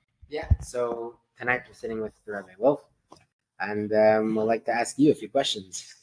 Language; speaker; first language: English; native; English